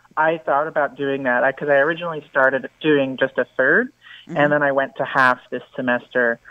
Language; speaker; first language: English; native; English